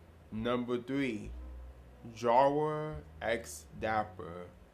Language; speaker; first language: English; early bilingual, other home language; Spanish